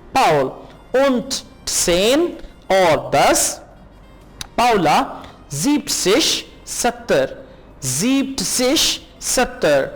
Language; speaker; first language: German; non-native, learner; Urdu